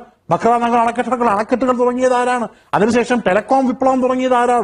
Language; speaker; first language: Malayalam; native; Malayalam